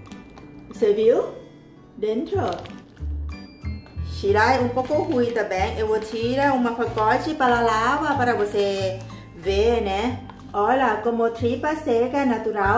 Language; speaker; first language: Portuguese; non-native, learner; Thai